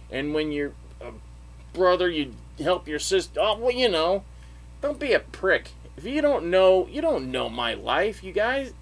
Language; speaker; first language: English; native; English